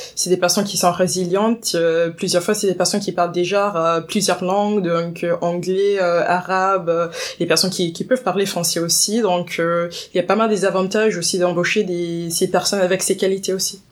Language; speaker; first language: French; non-native, fluent; English